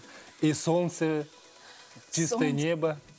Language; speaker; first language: Russian; non-native, local second language; Yakut